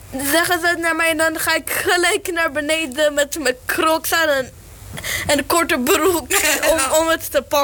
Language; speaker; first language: Dutch; early bilingual, other home language; Polish